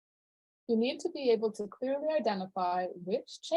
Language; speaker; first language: English; native; English